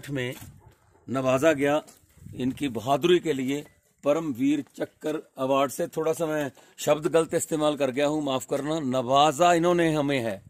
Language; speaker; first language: Hindi; non-native, local second language; Punjabi